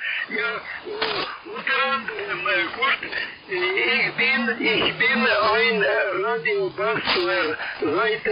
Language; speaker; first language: German; non-native, learner; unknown